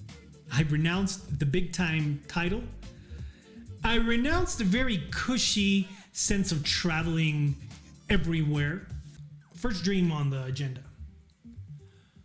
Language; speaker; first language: English; native; English